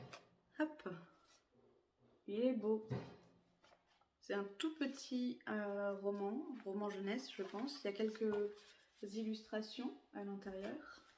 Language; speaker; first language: French; native; French